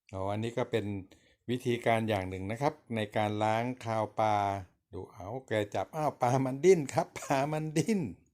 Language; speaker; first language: Thai; native; Thai